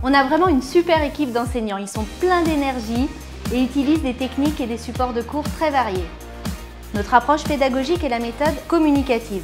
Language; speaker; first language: French; native; French